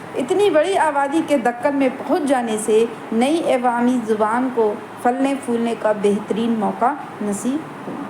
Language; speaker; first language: Urdu; native; Urdu